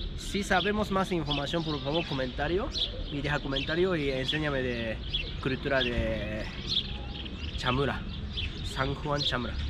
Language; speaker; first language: Spanish; non-native, learner; Japanese